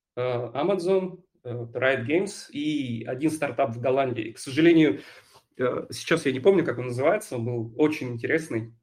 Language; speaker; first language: Russian; native; Russian